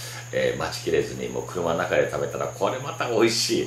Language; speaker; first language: Japanese; native; Japanese